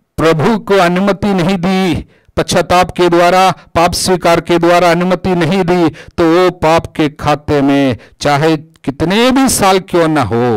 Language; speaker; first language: Hindi; non-native, local second language; Malayalam